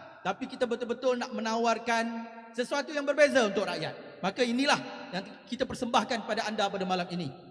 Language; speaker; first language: Malay; native; Malay